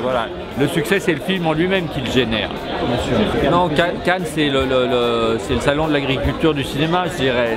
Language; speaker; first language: French; native; French